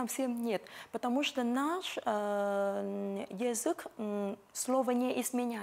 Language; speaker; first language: Russian; non-native, fluent; Vietnamese